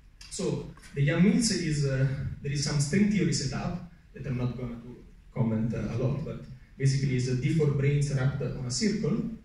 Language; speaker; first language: English; non-native, fluent; Italian